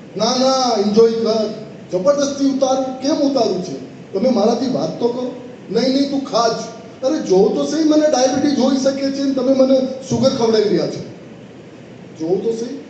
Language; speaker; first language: Gujarati; non-native, local second language; Marwari